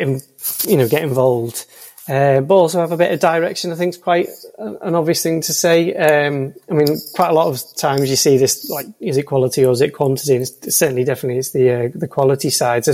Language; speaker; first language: English; native; English